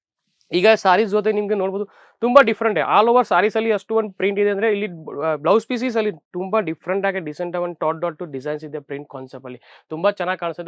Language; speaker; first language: Kannada; non-native, local second language; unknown